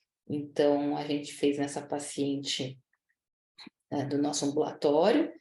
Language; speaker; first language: Portuguese; native; Portuguese